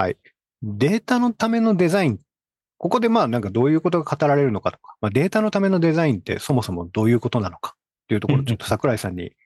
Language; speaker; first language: Japanese; native; Japanese